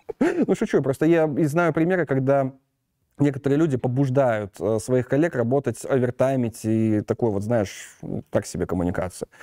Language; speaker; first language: Russian; native; Russian